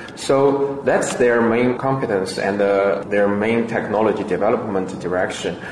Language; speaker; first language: English; non-native, fluent; Chinese